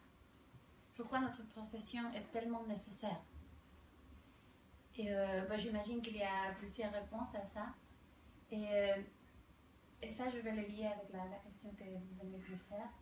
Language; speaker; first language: French; non-native, fluent; Spanish